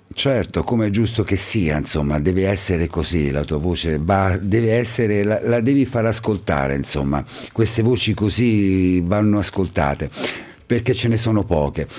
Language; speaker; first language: Italian; native; Italian